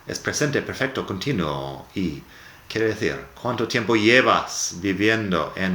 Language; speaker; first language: Spanish; non-native, fluent; English